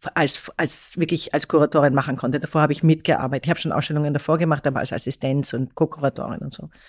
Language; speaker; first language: German; native; German